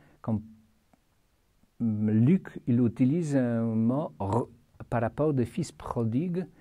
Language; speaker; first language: French; non-native, fluent; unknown